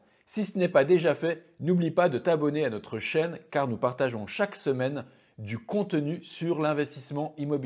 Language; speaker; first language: French; native; French